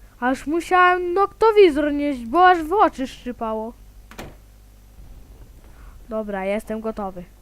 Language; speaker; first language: Polish; native; Polish